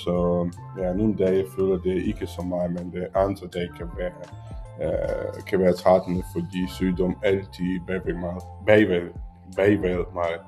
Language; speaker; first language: Danish; non-native, learner; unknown